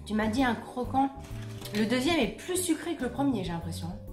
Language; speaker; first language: French; native; French